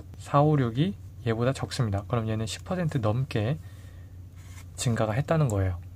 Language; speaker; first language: Korean; native; Korean